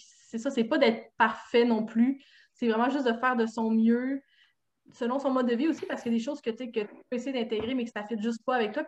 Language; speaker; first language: French; native; French